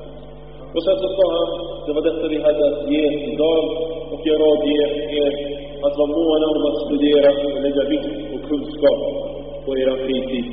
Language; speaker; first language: Swedish; early bilingual, other home language; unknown